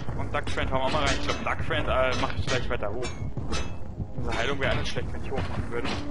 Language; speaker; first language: German; native; German